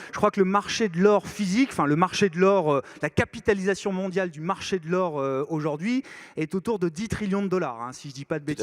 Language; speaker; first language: French; native; French